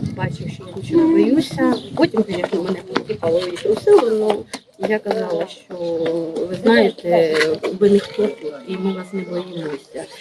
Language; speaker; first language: Ukrainian; native; Ukrainian